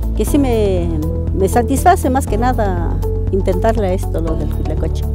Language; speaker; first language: Spanish; native; Spanish